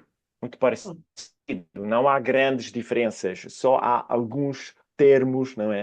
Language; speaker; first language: Portuguese; non-native, fluent; Italian